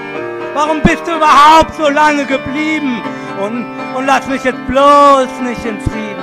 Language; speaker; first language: German; native; German